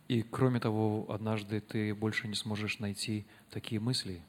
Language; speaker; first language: Russian; native; Russian